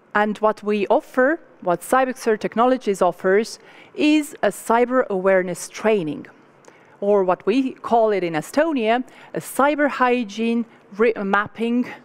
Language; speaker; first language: English; non-native, fluent; Estonian